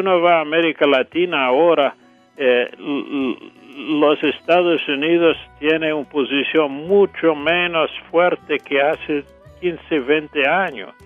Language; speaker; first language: Spanish; non-native, fluent; English